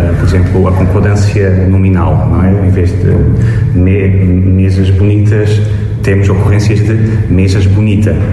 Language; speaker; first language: Portuguese; non-native, fluent; Dutch